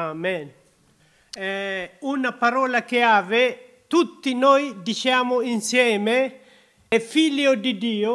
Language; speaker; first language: Italian; non-native, learner; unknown